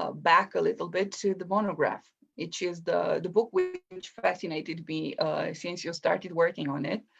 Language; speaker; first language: English; non-native, fluent; Romanian